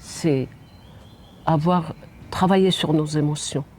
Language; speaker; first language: French; non-native, fluent; Mongolian